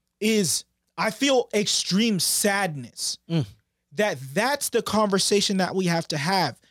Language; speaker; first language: English; native; English